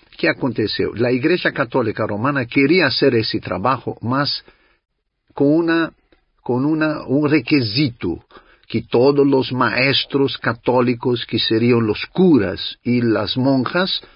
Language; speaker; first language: Spanish; non-native, learner; Greek